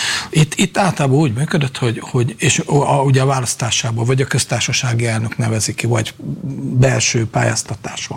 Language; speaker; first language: Hungarian; native; Hungarian